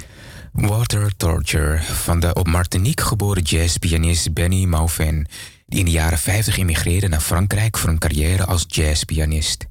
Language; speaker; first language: Dutch; native; Dutch